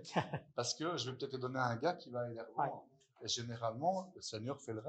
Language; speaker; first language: French; native; French